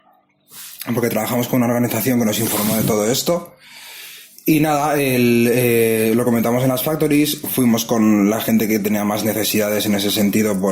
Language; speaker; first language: Spanish; native; Spanish